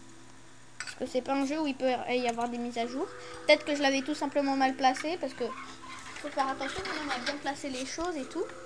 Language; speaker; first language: French; native; French